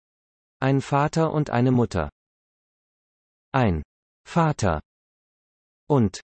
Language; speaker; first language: German; non-native, learner; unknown